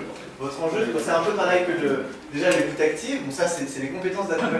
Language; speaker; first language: French; native; French